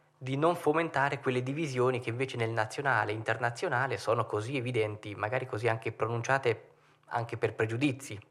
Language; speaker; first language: Italian; native; Italian